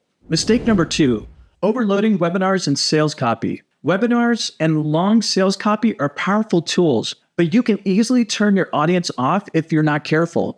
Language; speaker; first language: English; native; English